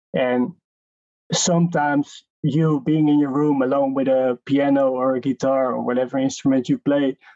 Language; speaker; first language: English; non-native, fluent; Dutch